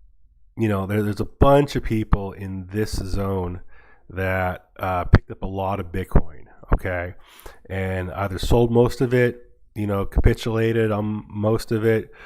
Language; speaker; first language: English; native; English